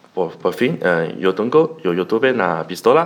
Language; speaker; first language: Spanish; non-native, learner; Chinese